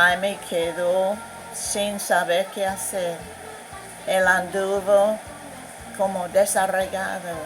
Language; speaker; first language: Spanish; non-native, fluent; English